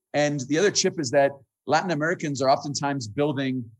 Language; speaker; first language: English; native; English